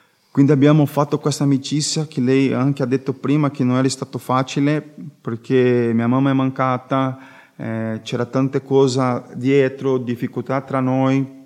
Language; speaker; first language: Italian; non-native, learner; Portuguese